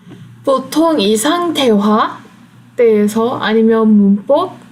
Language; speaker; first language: Korean; non-native, fluent; Turkish